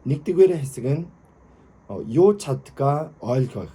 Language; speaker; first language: Mongolian; non-native, learner; Korean